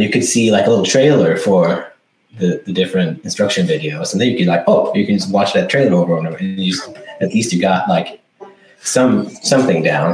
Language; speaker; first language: English; non-native, fluent; Swedish